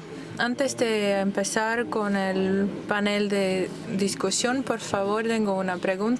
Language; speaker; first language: Spanish; non-native, fluent; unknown